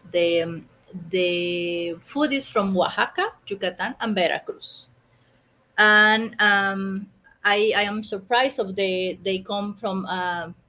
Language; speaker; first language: English; non-native, learner; Spanish